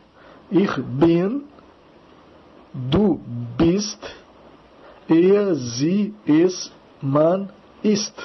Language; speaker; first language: German; non-native, fluent; Portuguese